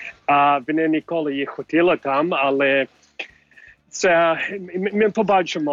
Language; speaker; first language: Ukrainian; early bilingual, heritage; English